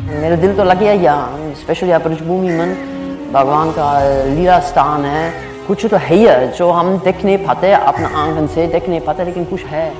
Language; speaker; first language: Hindi; non-native, learner; German